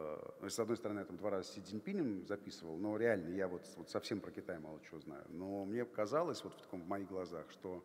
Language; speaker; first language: Russian; native; Russian